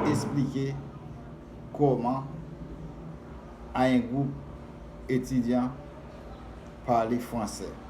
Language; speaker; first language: French; non-native, fluent; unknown